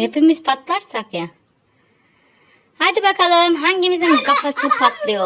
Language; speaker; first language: Turkish; native; Turkish